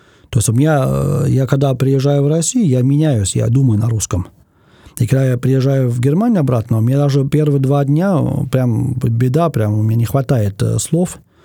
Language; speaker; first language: Russian; non-native, fluent; German